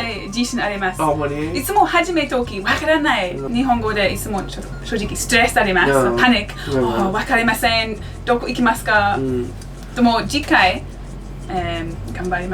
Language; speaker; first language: Japanese; non-native, learner; English